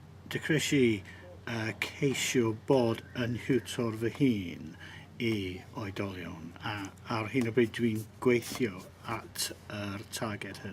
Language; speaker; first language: Welsh; non-native, fluent; English